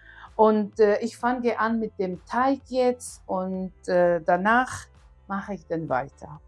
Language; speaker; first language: German; non-native, learner; Aramaic